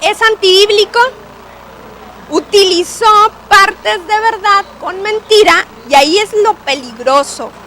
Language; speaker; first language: Spanish; native; Spanish